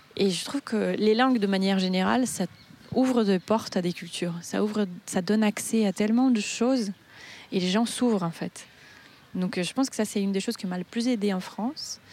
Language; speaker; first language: French; non-native, fluent; Portuguese